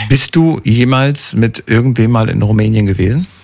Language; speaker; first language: German; native; German